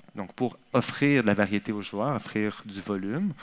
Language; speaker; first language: French; native; French